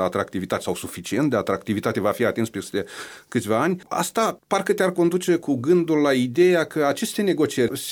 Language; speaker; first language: Romanian; native; Romanian